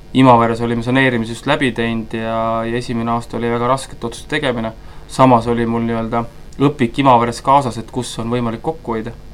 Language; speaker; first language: Estonian; native; Estonian